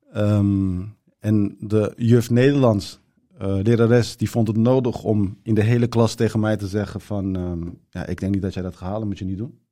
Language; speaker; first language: Dutch; early bilingual, other home language; Turkish